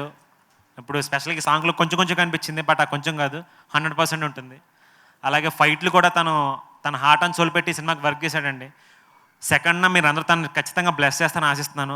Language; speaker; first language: Telugu; native; Telugu